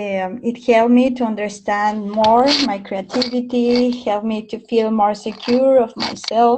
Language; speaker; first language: English; non-native, fluent; Spanish